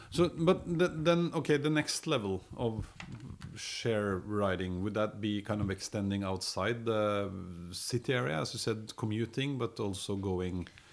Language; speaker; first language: English; non-native, fluent; Norwegian